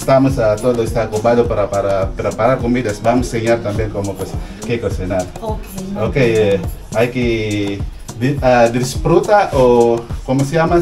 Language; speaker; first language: Spanish; non-native, learner; Filipino